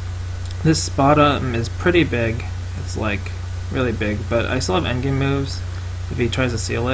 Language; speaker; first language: English; native; English